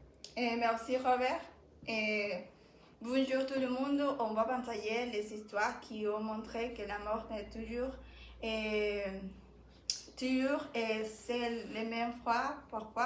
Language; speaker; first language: French; non-native, learner; Spanish